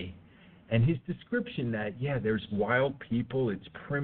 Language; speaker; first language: English; native; English